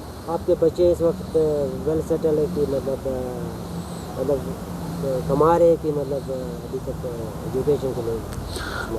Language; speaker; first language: Urdu; non-native, local second language; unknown